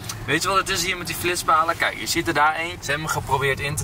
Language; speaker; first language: Dutch; native; Dutch